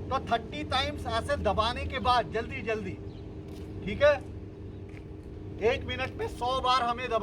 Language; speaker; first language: Hindi; native; Hindi